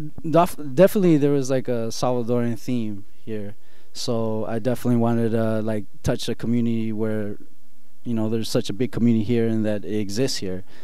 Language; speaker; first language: English; early bilingual, other home language; Spanish